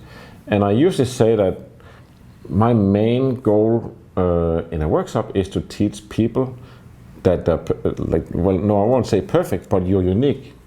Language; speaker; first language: English; non-native, fluent; Danish